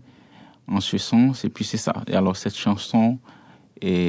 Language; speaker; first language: French; non-native, local second language; Haitian Creole